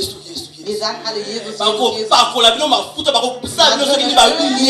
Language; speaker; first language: German; non-native, fluent; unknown